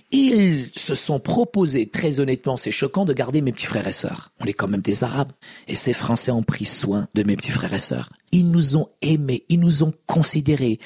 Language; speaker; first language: French; early bilingual, other home language; Arabic